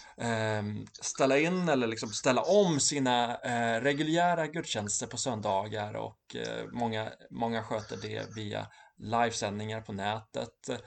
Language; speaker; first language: Swedish; native; Swedish